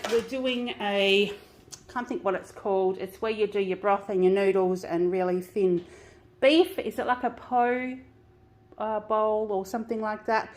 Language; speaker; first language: English; native; English